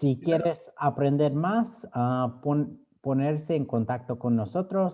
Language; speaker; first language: Spanish; early bilingual, other home language; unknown